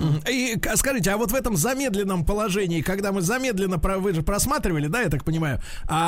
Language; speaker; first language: Russian; native; Russian